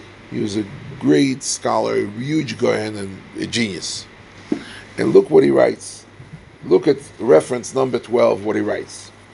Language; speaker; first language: English; native; English